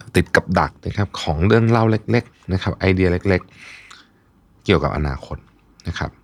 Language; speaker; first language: Thai; native; Thai